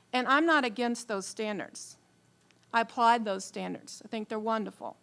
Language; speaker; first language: English; native; English